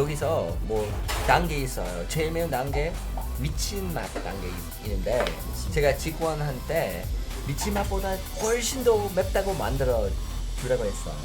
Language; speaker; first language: Korean; non-native, fluent; English